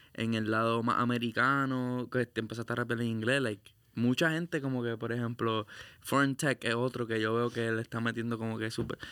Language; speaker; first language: Spanish; early bilingual, heritage; Spanish